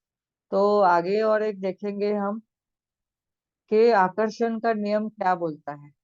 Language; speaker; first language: Hindi; native; Hindi